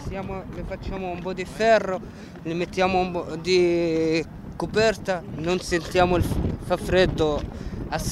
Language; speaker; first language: Italian; non-native, learner; Arabic